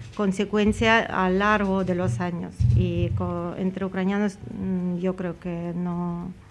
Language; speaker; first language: Spanish; non-native, fluent; Ukrainian